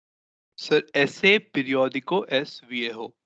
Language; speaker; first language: Spanish; non-native, learner; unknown